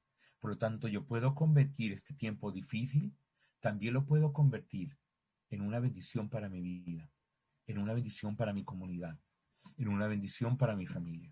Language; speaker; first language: Spanish; native; Spanish